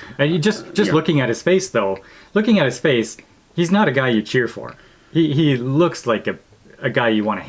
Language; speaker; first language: English; native; English